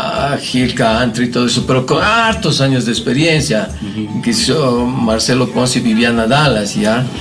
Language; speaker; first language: Spanish; native; Spanish